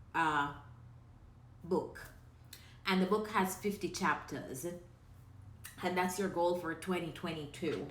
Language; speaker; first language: English; native; English